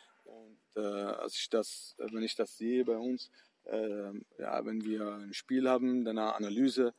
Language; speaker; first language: German; non-native, fluent; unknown